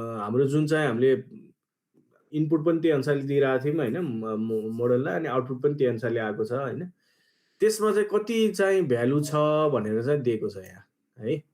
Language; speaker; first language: Nepali; native; Nepali